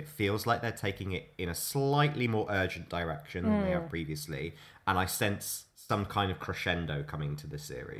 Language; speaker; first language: English; native; English